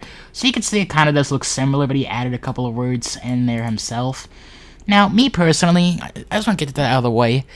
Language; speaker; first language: English; native; English